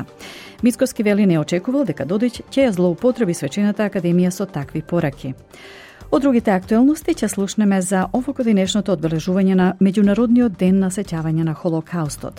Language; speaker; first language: Macedonian; native; Macedonian